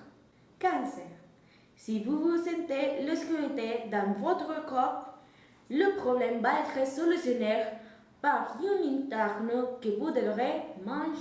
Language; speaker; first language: French; non-native, learner; Spanish